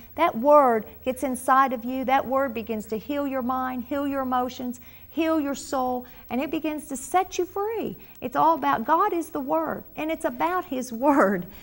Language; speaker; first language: English; native; English